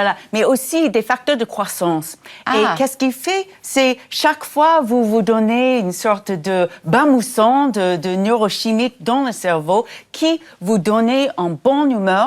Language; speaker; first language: French; non-native, fluent; English